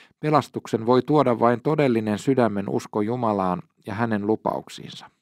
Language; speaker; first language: Finnish; native; Finnish